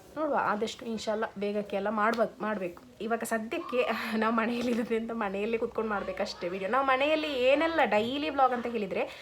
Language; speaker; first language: Kannada; non-native, local second language; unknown